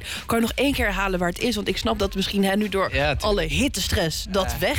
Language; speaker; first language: Dutch; native; Dutch